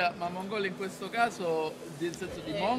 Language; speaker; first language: Italian; native; Italian